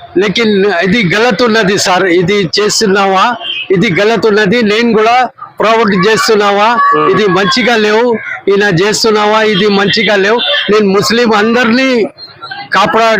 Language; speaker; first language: Telugu; non-native, local second language; Urdu